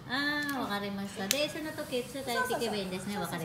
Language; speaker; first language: Japanese; non-native, fluent; Filipino